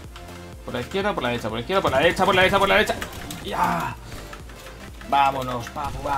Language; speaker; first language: Spanish; native; Spanish